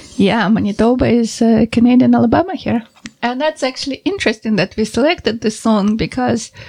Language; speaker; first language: English; non-native, fluent; Ukrainian